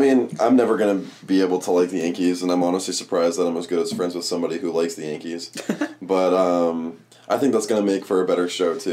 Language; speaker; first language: English; native; English